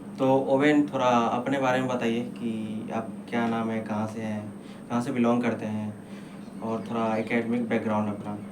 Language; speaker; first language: Hindi; non-native, local second language; Assamese